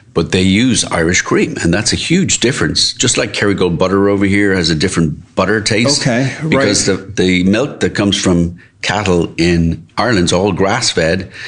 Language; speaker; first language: English; native; English